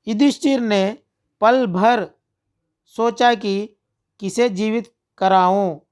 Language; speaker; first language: Hindi; non-native, local second language; Telugu